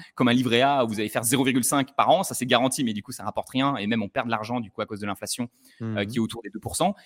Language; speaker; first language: French; native; French